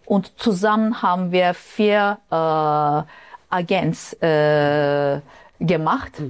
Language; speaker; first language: German; non-native, fluent; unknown